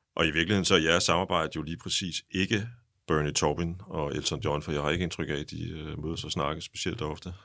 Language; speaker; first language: Danish; native; Danish